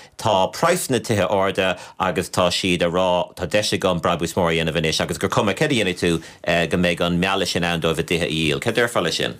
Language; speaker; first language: Irish; native; Irish